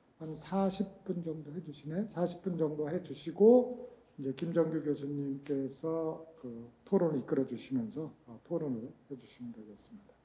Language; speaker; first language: Korean; native; Korean